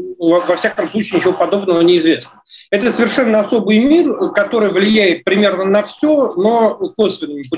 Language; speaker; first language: Russian; native; Russian